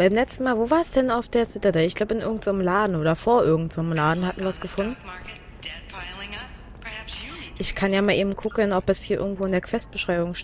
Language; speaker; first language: German; native; German